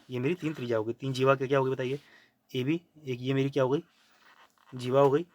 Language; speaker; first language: Hindi; native; Hindi